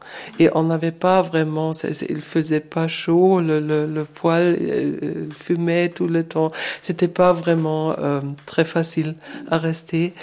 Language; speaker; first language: French; non-native, fluent; German